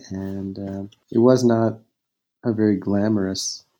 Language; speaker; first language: English; native; English